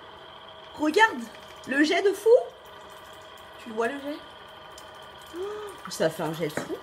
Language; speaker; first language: French; native; French